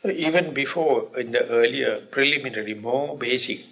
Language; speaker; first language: English; non-native, local second language; Sinhala